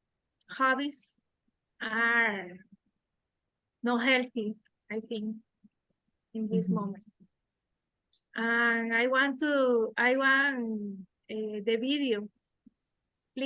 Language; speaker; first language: English; non-native, learner; Spanish